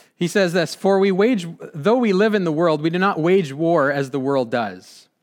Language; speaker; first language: English; native; English